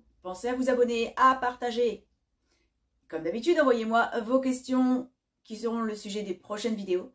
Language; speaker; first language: French; native; French